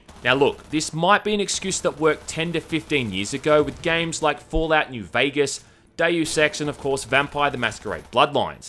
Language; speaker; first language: English; native; English